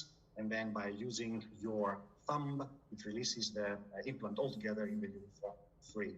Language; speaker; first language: English; non-native, fluent; Greek